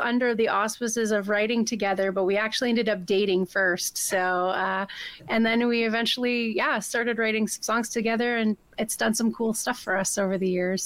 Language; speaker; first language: English; native; English